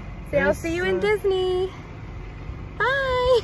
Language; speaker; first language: English; early bilingual, other home language; Spanish